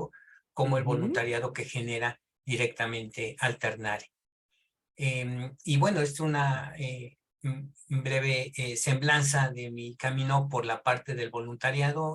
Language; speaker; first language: Spanish; native; Spanish